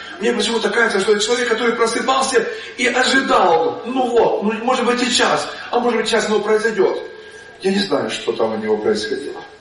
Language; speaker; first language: Russian; native; Russian